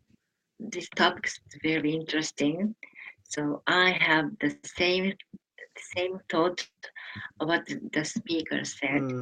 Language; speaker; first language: English; non-native, learner; Japanese